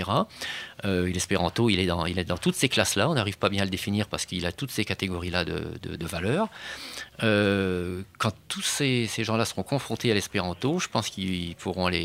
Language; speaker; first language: French; native; French